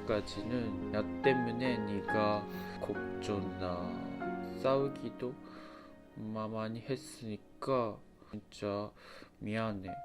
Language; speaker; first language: Korean; non-native, fluent; Japanese